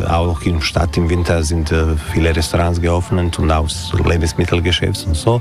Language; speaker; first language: German; non-native, learner; Croatian